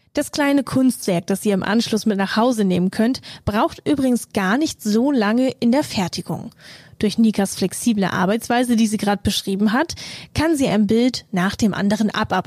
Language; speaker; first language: German; native; German